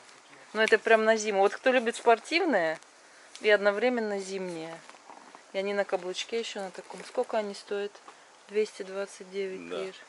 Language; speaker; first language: Russian; native; Russian